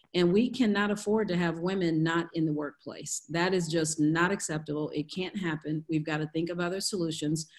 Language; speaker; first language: English; native; English